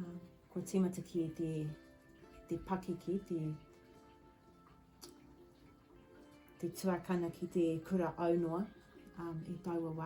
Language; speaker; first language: Māori; non-native, local second language; English